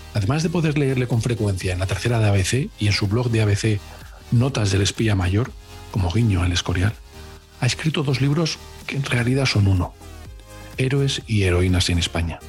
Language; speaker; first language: Spanish; native; Spanish